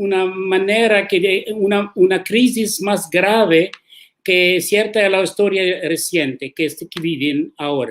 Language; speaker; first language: Spanish; non-native, learner; Arabic